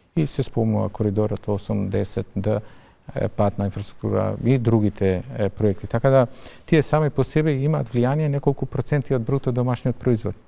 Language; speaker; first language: Macedonian; non-native, local second language; Albanian